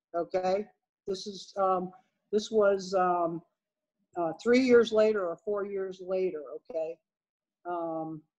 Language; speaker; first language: English; native; English